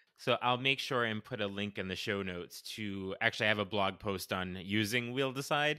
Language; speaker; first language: English; native; English